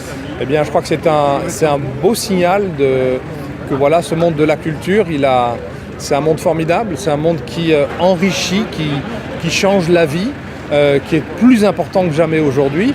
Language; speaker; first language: French; native; French